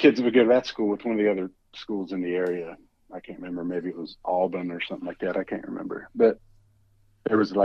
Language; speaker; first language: English; native; English